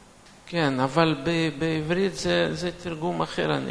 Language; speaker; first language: Hebrew; non-native, fluent; Russian